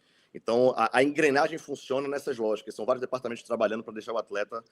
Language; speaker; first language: Portuguese; native; Portuguese